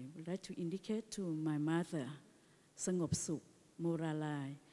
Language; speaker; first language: English; non-native, learner; Thai